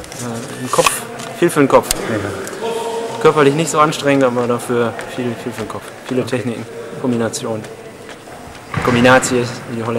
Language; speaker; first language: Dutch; non-native, learner; German